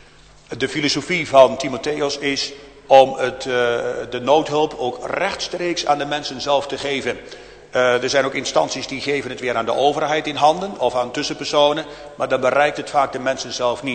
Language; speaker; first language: Dutch; native; Dutch